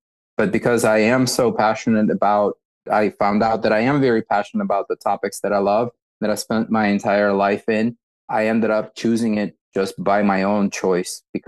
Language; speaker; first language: English; early bilingual, other home language; Russian